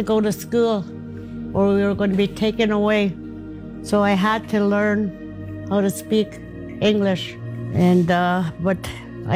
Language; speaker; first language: English; non-native, fluent; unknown